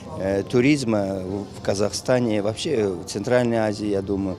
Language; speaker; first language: Russian; non-native, local second language; Uzbek